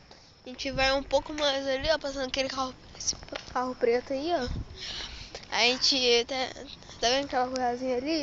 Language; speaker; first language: Portuguese; native; Portuguese